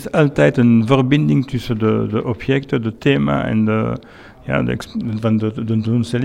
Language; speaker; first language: Dutch; non-native, fluent; French